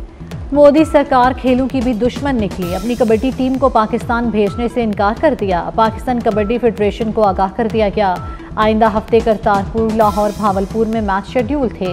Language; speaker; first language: Urdu; native; Urdu